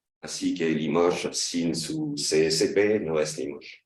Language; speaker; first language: Spanish; non-native, fluent; French